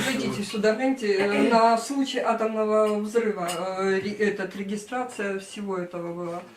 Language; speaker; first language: Russian; native; Russian